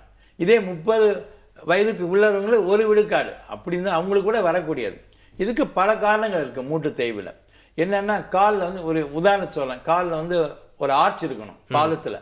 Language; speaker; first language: Tamil; native; Tamil